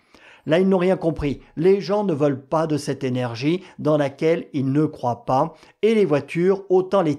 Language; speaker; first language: French; native; French